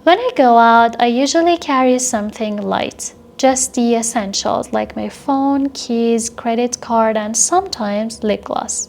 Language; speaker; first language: English; non-native, fluent; Persian